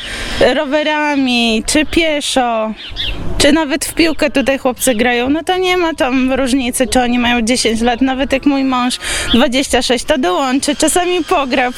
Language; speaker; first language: Polish; non-native, local second language; Ukrainian